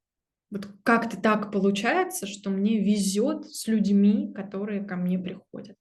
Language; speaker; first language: Russian; native; Russian